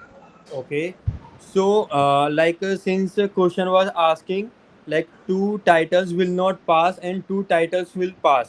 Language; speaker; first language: English; non-native, local second language; Hindi